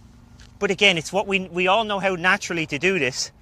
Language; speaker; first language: English; native; English